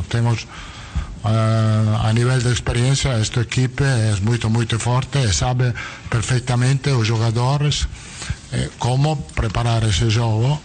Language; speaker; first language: Portuguese; non-native, learner; Italian